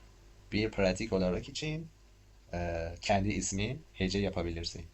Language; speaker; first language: Turkish; non-native, learner; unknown